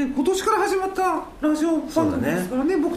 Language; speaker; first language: Japanese; native; Japanese